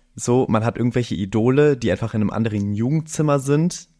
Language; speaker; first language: German; early bilingual, other home language; Greek